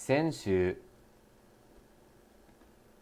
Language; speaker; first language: Japanese; non-native, learner; English